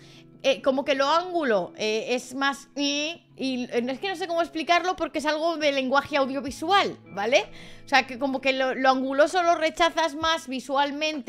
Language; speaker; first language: Spanish; native; Spanish